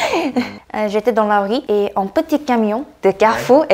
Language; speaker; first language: French; non-native, fluent; Korean